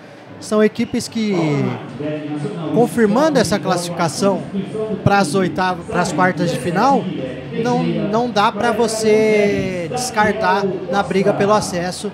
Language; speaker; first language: Portuguese; native; Portuguese